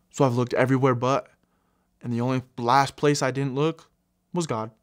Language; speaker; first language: English; native; English